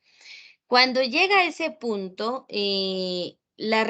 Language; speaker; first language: Spanish; native; Spanish